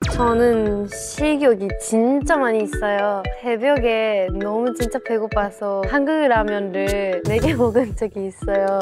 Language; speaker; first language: Korean; non-native, learner; Japanese